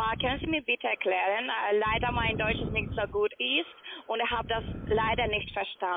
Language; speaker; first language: German; non-native, learner; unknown